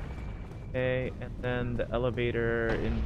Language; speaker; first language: English; native; English